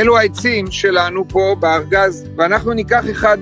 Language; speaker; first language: Hebrew; non-native, fluent; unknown